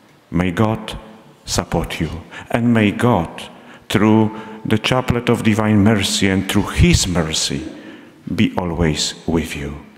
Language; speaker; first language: English; non-native, fluent; Polish